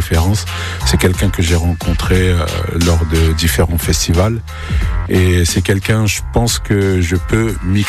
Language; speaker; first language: French; native; French